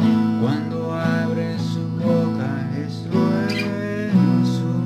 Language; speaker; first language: Spanish; native; Spanish